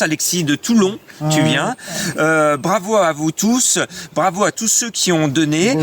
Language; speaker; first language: French; native; French